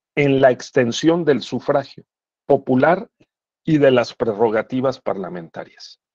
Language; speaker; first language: Spanish; native; Spanish